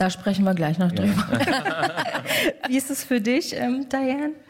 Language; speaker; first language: German; native; German